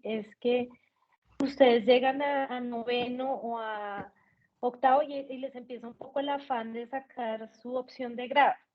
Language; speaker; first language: Spanish; native; Spanish